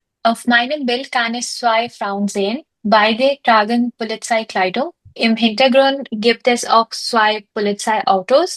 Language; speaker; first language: German; non-native, learner; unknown